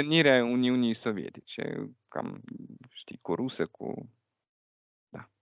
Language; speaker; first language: Romanian; non-native, fluent; Russian